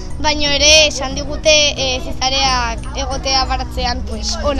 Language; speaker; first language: Basque; non-native, local second language; Spanish